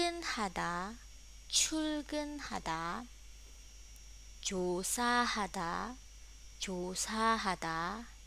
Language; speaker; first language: Korean; non-native, fluent; Indonesian